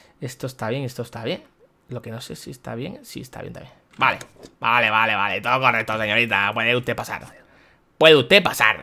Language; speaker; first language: Spanish; native; Spanish